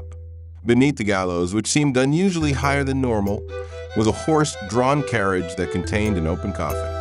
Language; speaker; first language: English; native; English